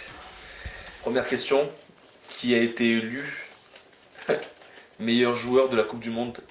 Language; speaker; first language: French; native; French